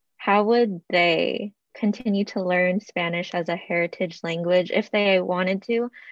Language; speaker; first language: English; early bilingual, other home language; Spanish